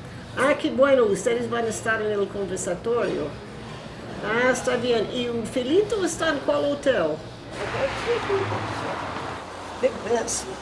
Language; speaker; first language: Spanish; non-native, fluent; English